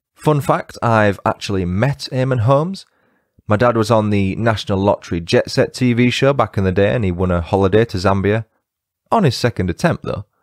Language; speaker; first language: English; native; English